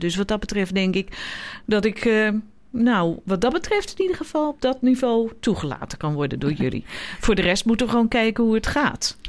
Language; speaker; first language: Dutch; native; Dutch